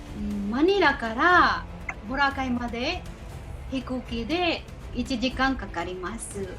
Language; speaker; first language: Japanese; non-native, local second language; Filipino